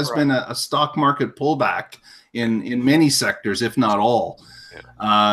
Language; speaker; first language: English; native; English